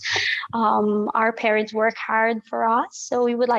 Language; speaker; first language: English; non-native, local second language; Filipino